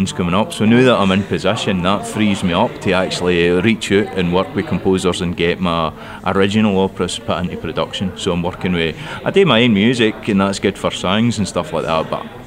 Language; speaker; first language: English; non-native, local second language; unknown